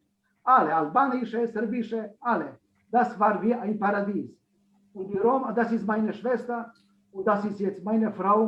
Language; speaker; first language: German; non-native, fluent; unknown